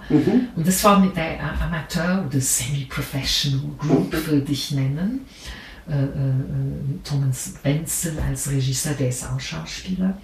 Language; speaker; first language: German; non-native, fluent; English